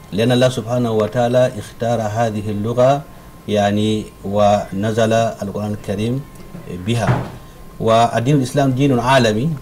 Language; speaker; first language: Arabic; non-native, fluent; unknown